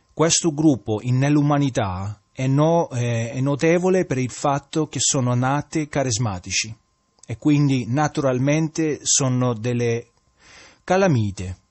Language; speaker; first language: Italian; non-native, fluent; English